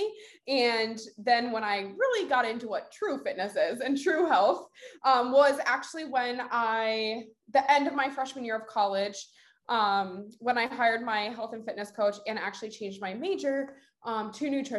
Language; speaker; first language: English; native; English